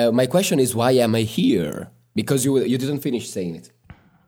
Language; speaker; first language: English; non-native, fluent; Italian